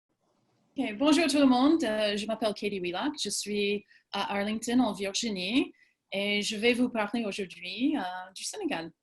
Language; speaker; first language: French; non-native, fluent; English